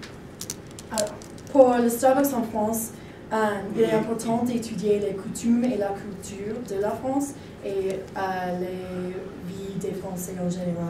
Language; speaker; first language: French; non-native, learner; English